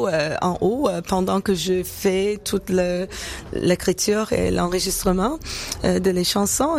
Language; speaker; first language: French; non-native, local second language; English